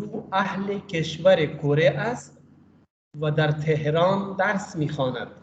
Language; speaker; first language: Persian; non-native, fluent; Urdu